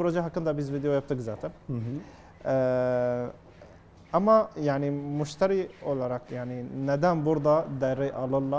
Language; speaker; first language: Turkish; non-native, learner; Arabic